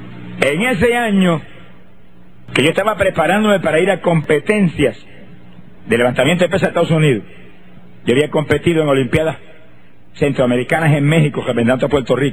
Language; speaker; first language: Spanish; native; Spanish